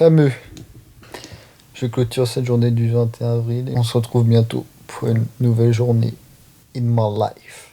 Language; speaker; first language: French; native; French